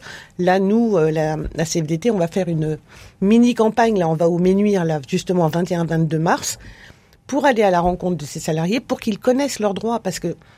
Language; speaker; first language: French; native; French